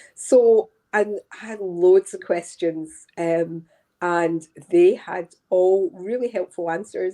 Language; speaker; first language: English; native; English